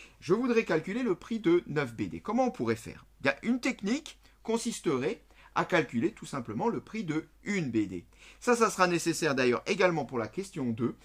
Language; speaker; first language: French; native; French